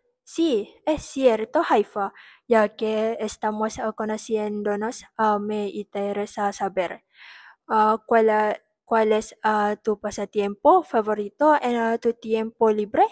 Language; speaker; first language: Spanish; non-native, learner; Malay